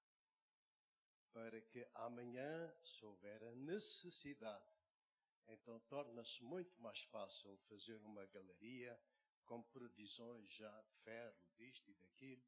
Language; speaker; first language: Portuguese; native; Portuguese